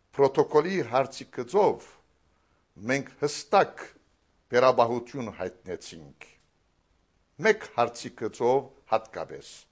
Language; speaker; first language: Armenian; native; Armenian